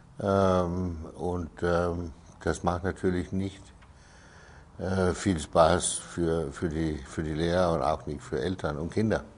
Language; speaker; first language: German; non-native, fluent; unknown